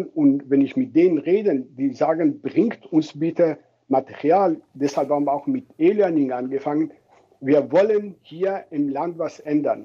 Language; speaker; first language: German; non-native, fluent; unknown